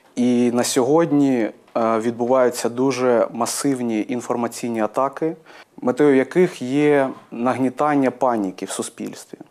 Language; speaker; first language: Ukrainian; non-native, local second language; Armenian